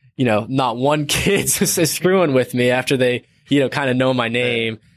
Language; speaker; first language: English; native; English